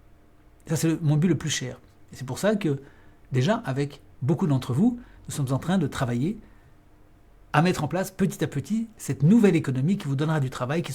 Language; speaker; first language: French; native; French